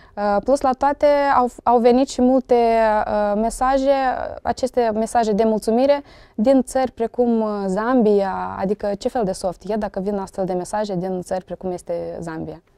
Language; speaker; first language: Romanian; native; Romanian